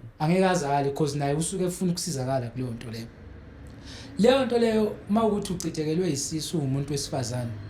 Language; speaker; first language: Zulu; native; Zulu